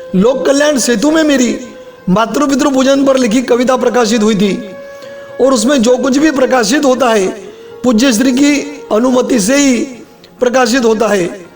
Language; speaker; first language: Hindi; non-native, local second language; Gujarati